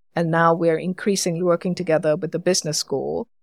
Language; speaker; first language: English; non-native, local second language; Cantonese